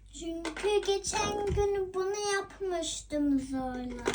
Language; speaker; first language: Turkish; early bilingual, heritage; Turkish